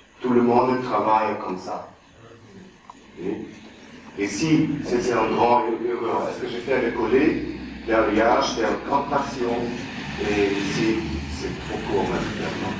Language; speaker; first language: French; non-native, learner; German